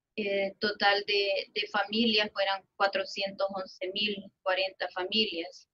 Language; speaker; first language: Spanish; native; Spanish